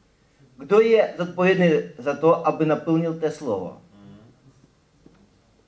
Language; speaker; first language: Czech; non-native, fluent; Ukrainian